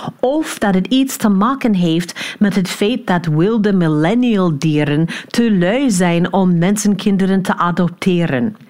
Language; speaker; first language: Dutch; non-native, fluent; English